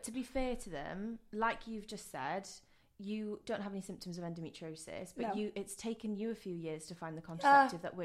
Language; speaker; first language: English; non-native, local second language; Welsh